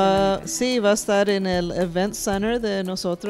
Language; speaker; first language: Spanish; early bilingual, heritage; English